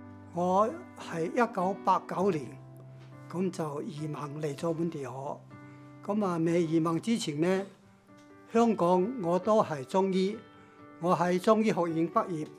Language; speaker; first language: Cantonese; native; Cantonese